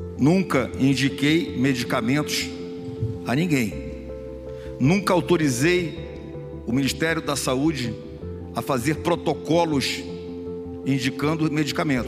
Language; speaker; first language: Portuguese; native; Portuguese